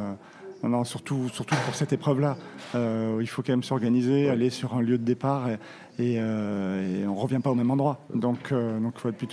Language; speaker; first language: French; native; French